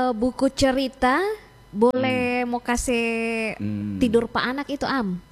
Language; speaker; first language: Indonesian; native; Indonesian